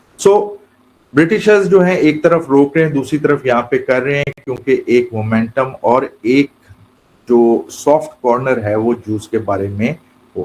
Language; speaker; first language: Urdu; non-native, local second language; Pashto